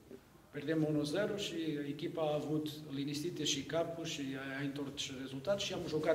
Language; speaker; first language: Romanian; non-native, learner; Portuguese